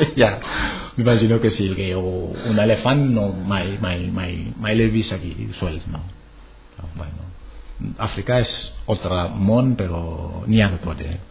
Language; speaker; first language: Catalan; non-native, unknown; Wolof